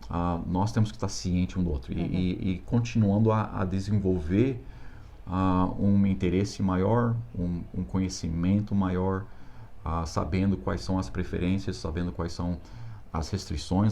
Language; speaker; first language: Portuguese; non-native, fluent; English